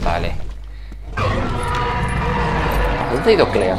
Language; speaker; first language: Spanish; native; Spanish